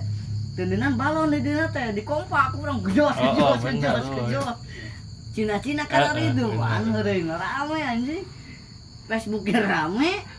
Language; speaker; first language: Indonesian; non-native, local second language; Sundanese